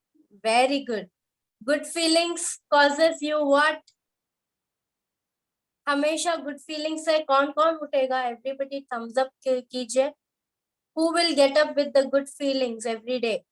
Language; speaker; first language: Hindi; native; Hindi